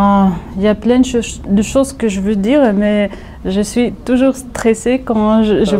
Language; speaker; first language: French; non-native, fluent; Russian